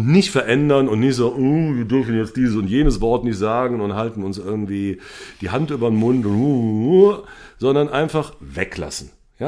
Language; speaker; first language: German; native; German